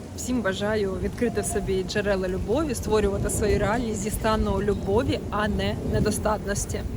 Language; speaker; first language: Ukrainian; non-native, local second language; Russian